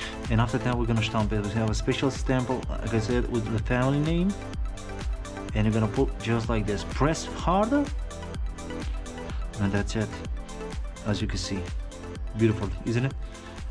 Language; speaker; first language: English; non-native, fluent; Romanian